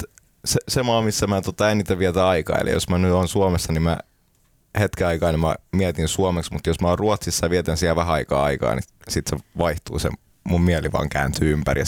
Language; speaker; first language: Finnish; early bilingual, heritage; Finnish